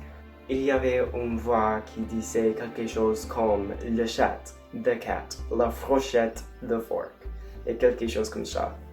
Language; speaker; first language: French; non-native, learner; English